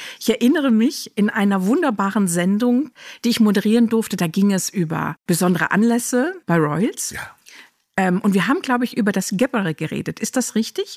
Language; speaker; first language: German; native; German